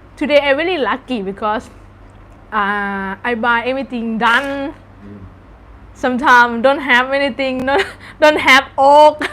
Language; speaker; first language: English; non-native, learner; Thai